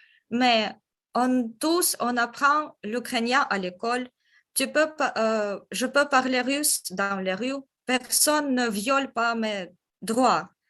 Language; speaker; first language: French; non-native, fluent; Russian